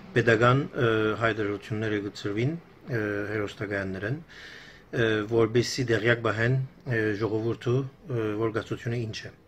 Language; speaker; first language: Armenian; early bilingual, heritage; Armenian